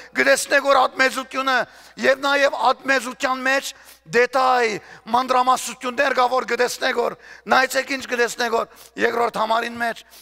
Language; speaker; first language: Armenian; early bilingual, heritage; Armenian